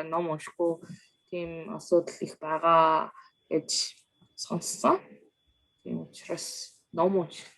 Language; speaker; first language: Mongolian; early bilingual, other home language; Korean